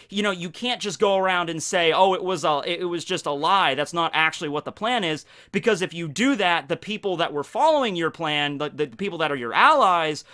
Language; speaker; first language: English; native; English